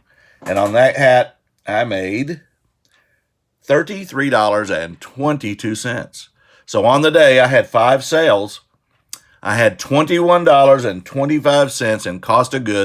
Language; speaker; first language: English; native; English